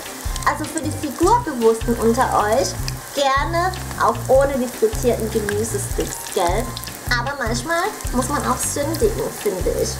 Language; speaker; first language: German; early bilingual, other home language; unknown